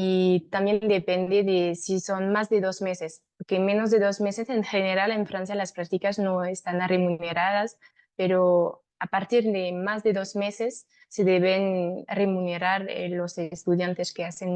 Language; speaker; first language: Spanish; non-native, fluent; French